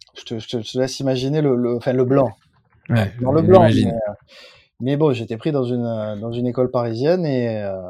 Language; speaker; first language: French; native; French